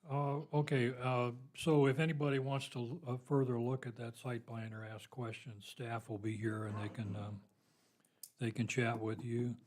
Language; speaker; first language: English; native; English